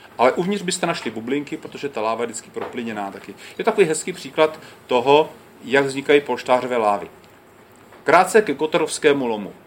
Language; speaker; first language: Czech; native; Czech